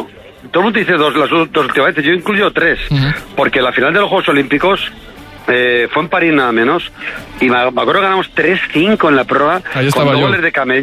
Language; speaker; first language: Spanish; native; Spanish